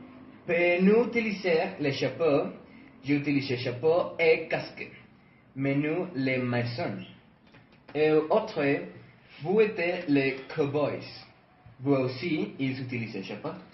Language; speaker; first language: French; non-native, learner; Spanish